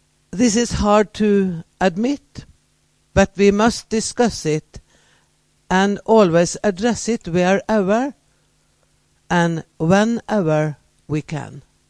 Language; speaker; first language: English; non-native, fluent; Norwegian